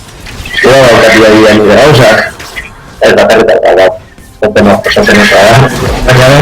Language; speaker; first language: Basque; non-native, local second language; Spanish